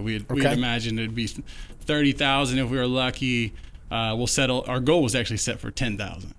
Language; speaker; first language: English; native; English